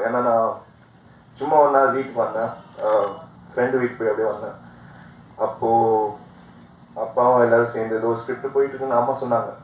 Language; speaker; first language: Tamil; non-native, fluent; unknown